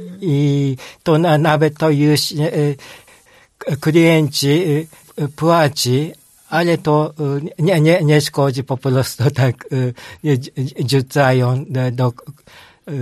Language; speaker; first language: Polish; non-native, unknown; Japanese